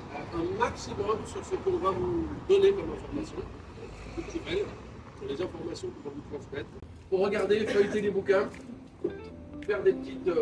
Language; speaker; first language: French; native; French